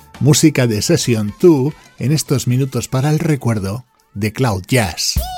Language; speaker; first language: Spanish; native; Spanish